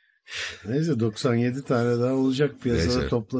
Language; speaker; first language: Turkish; native; Turkish